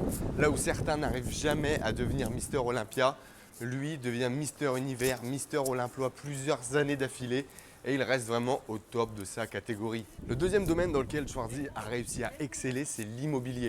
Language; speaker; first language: French; native; French